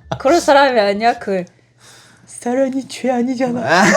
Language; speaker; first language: Korean; non-native, fluent; Russian